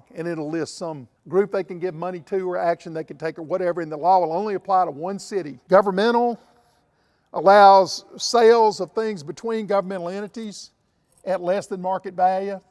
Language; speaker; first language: English; native; English